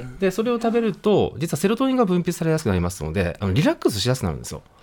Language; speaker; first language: Japanese; native; Japanese